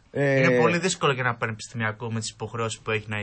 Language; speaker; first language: Greek; native; Greek